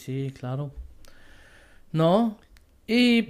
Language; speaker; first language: Spanish; non-native, fluent; German